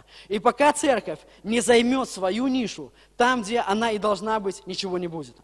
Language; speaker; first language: Russian; native; Russian